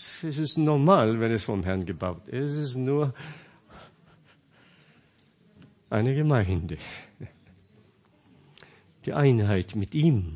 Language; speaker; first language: German; non-native, fluent; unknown